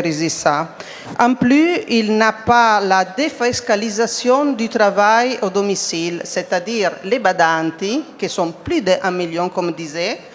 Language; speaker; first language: French; non-native, fluent; Italian